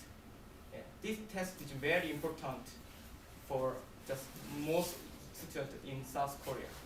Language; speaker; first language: English; non-native, learner; Korean